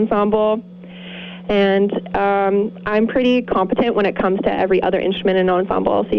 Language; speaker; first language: English; native; English